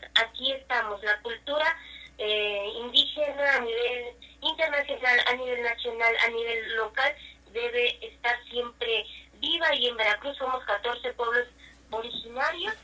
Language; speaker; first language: Spanish; non-native, local second language; Nahuatl languages